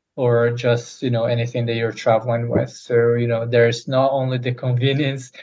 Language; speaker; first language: English; non-native, fluent; Portuguese